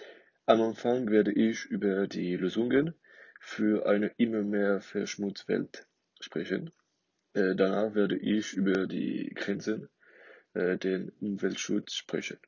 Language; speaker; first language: German; non-native, learner; French